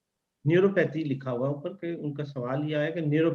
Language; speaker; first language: Urdu; native; Urdu